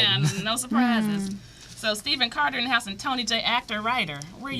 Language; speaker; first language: English; native; English